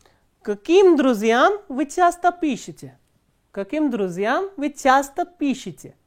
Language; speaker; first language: Russian; non-native, fluent; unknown